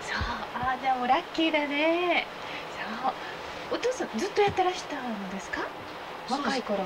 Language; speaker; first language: Japanese; native; Japanese